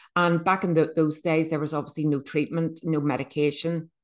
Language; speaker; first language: English; native; English